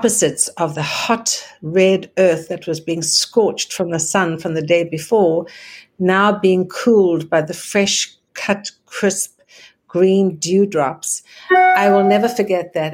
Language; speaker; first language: English; native; English